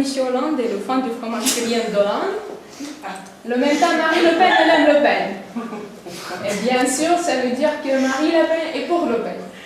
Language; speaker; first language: French; non-native, learner; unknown